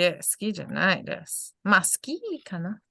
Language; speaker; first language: Japanese; non-native, fluent; English